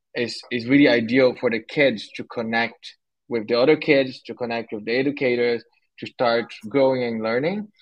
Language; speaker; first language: English; non-native, fluent; Portuguese